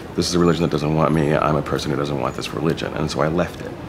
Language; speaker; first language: English; native; English